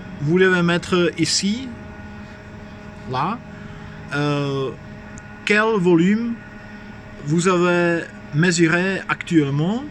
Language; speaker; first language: French; non-native, fluent; Czech